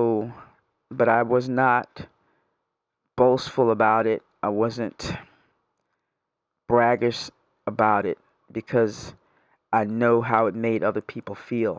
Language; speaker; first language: English; native; English